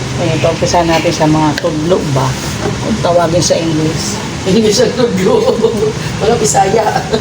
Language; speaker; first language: Filipino; non-native, local second language; Waray